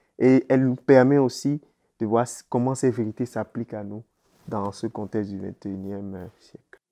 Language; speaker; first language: French; native; French